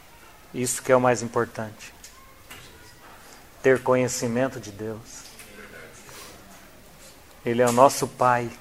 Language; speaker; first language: Portuguese; native; Portuguese